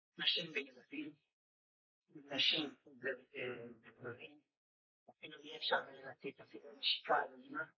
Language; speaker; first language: Hebrew; non-native, fluent; Hungarian